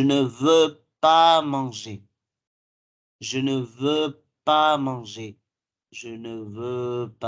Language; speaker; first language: French; non-native, fluent; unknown